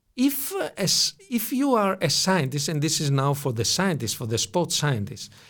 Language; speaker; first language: English; non-native, fluent; Greek